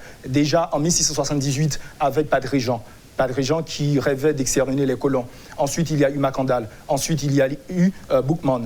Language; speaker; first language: French; non-native, local second language; Haitian Creole